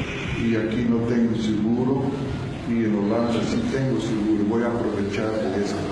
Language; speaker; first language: Spanish; non-native, fluent; Dutch